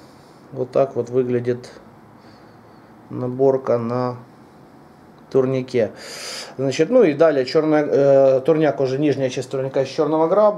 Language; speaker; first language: Russian; native; Russian